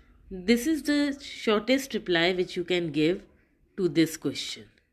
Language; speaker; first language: English; non-native, local second language; Hindi